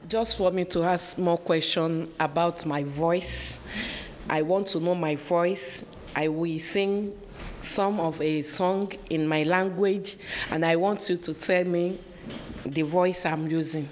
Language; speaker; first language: English; non-native, local second language; Yoruba